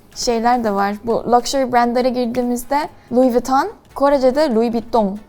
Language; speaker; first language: Turkish; non-native, fluent; Korean